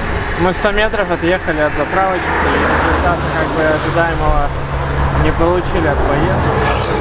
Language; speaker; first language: Russian; native; Russian